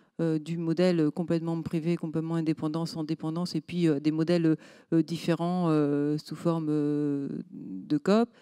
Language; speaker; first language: French; native; French